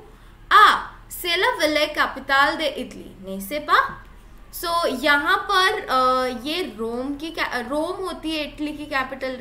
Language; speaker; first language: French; non-native, learner; Hindi